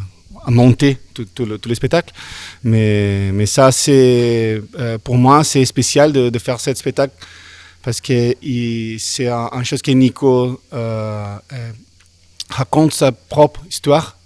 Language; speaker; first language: French; non-native, learner; Portuguese